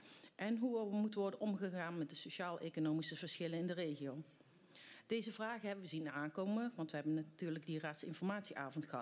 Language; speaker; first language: Dutch; native; Dutch